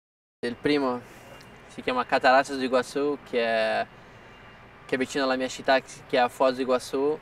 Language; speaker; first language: Italian; non-native, fluent; Portuguese